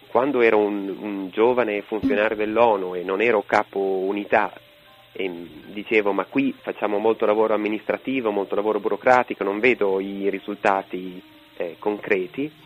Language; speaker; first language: Italian; native; Italian